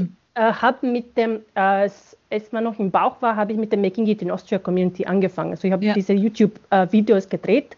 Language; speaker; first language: German; non-native, fluent; Bosnian